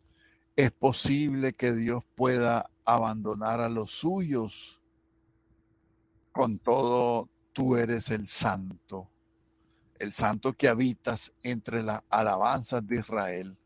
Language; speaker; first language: Spanish; native; Spanish